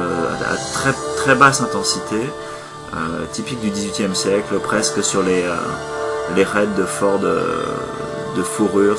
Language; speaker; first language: French; native; French